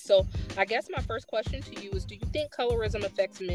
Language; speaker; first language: English; native; English